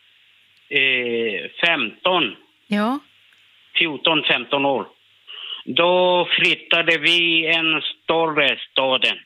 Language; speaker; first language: Swedish; non-native, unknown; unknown